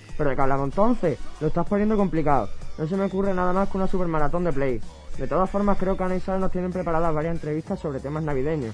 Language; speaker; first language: Spanish; native; Spanish